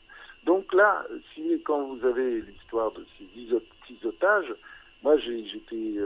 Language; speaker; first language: French; native; French